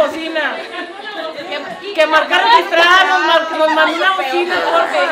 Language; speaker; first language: Spanish; native; Spanish